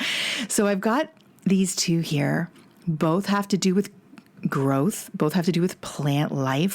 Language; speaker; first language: English; native; English